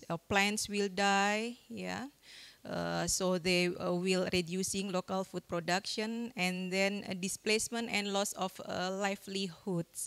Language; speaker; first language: English; non-native, fluent; Indonesian